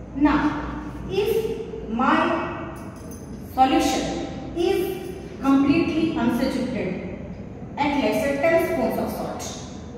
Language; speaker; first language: English; non-native, local second language; Odia